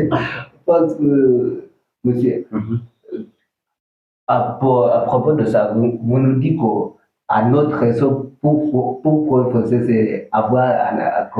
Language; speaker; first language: French; non-native, learner; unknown